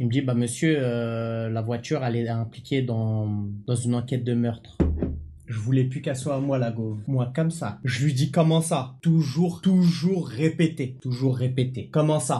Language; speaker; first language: French; native; French